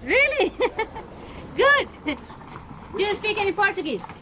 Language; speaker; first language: English; non-native, learner; Portuguese